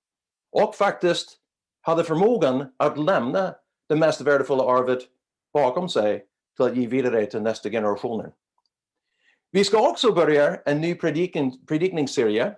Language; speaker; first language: Swedish; non-native, fluent; English